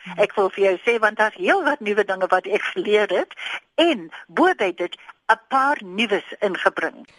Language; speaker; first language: Afrikaans; non-native, local second language; English